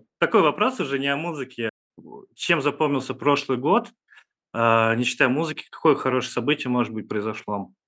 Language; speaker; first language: Russian; native; Russian